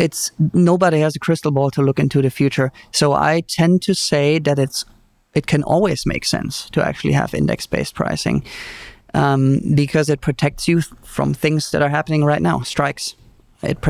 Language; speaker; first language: English; non-native, fluent; German